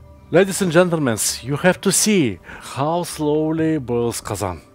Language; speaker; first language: English; non-native, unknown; Russian